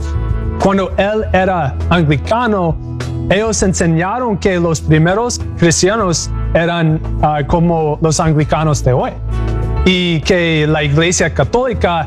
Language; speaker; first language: Spanish; non-native, learner; English